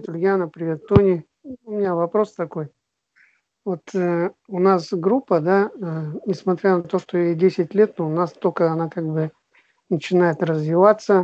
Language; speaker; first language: Russian; native; Russian